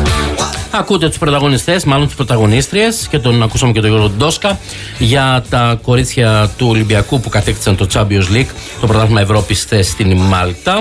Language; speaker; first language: Greek; native; Greek